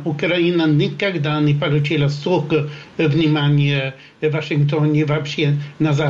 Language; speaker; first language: Russian; non-native, fluent; Swedish